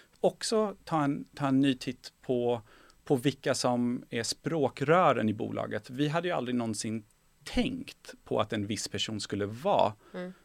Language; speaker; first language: Swedish; early bilingual, other home language; Persian